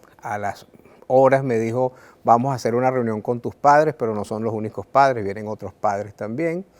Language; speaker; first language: Spanish; native; Spanish